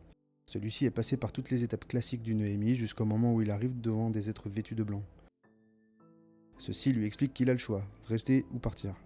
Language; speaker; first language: French; native; French